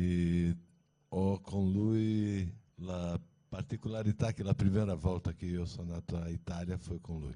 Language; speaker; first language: Italian; non-native, learner; Portuguese